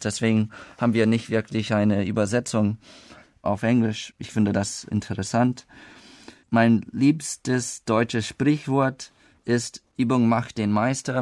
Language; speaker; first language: German; non-native, fluent; English